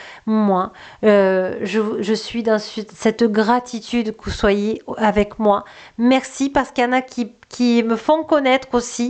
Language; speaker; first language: French; native; French